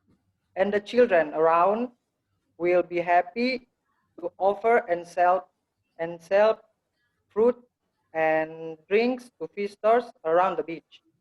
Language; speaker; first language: English; non-native, learner; Indonesian